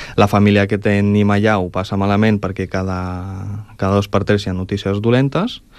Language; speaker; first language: Catalan; early bilingual, other home language; Ukrainian